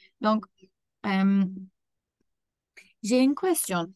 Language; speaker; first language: French; non-native, learner; Turkish